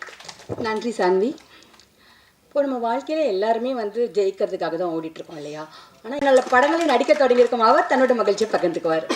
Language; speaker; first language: Tamil; native; Tamil